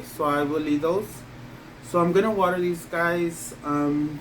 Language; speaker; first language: English; native; English